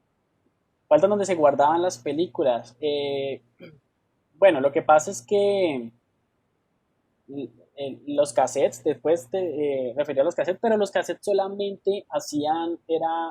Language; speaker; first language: Spanish; native; Spanish